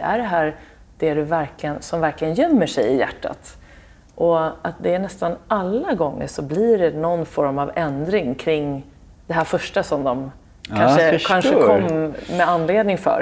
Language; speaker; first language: Swedish; native; Swedish